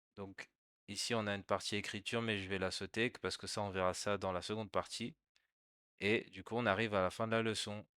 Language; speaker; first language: French; native; French